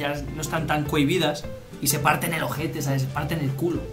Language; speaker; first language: Spanish; native; Spanish